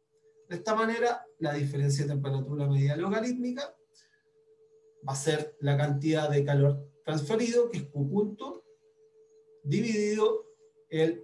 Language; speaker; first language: Spanish; native; Spanish